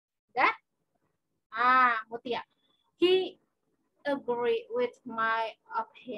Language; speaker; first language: English; non-native, fluent; Indonesian